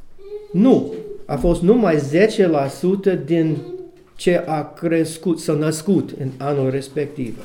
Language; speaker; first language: Romanian; non-native, learner; English